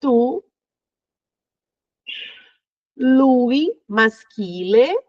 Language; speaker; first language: Italian; non-native, fluent; Portuguese